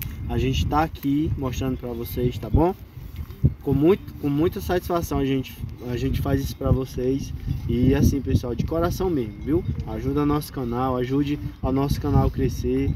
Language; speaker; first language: Portuguese; native; Portuguese